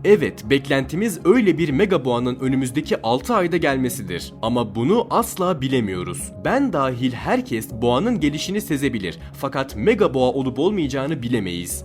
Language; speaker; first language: Turkish; native; Turkish